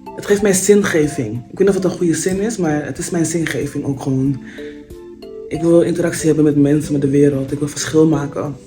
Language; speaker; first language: Dutch; native; Dutch